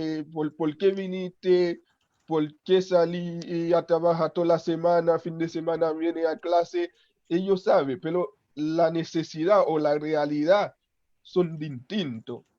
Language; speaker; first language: Spanish; non-native, local second language; Haitian Creole